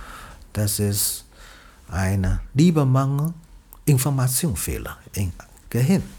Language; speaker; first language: German; non-native, learner; Chinese